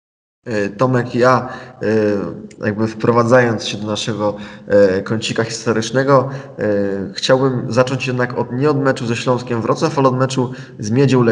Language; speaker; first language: Polish; native; Polish